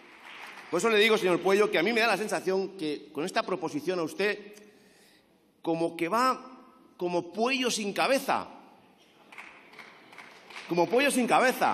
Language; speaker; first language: Spanish; native; Spanish